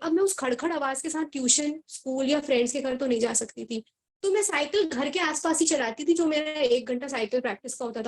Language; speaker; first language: Hindi; native; Hindi